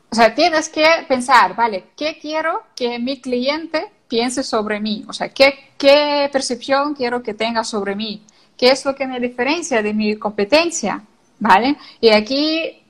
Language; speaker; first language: Spanish; non-native, fluent; Ukrainian